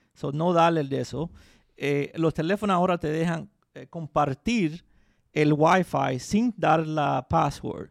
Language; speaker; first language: Spanish; early bilingual, heritage; Spanish